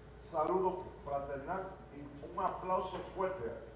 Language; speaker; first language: Spanish; early bilingual, heritage; Spanish